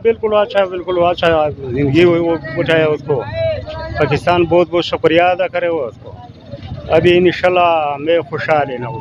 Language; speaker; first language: Hindi; non-native, learner; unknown